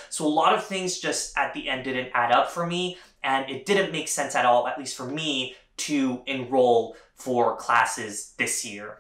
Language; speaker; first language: English; native; English